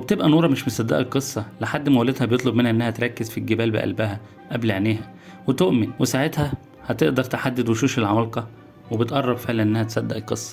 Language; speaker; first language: Arabic; native; Arabic